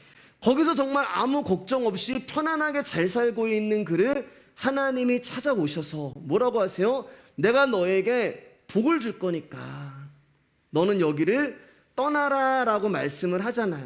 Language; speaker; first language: Korean; native; Korean